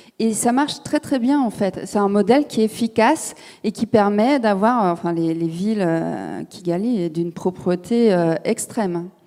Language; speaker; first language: French; native; French